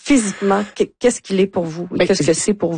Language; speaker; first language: French; native; French